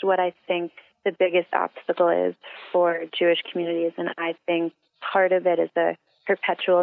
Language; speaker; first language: English; native; English